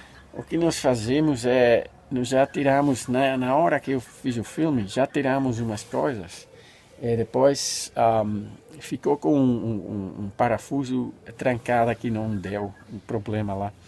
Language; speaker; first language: Portuguese; non-native, fluent; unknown